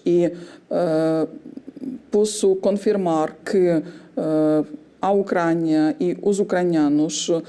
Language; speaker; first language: Portuguese; non-native, fluent; Ukrainian